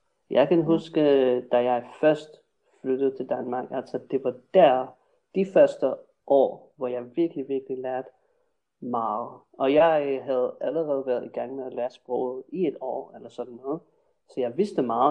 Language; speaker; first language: Danish; non-native, fluent; English